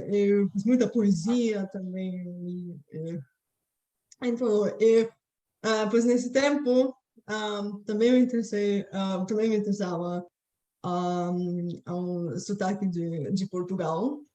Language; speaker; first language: Portuguese; non-native, fluent; Bulgarian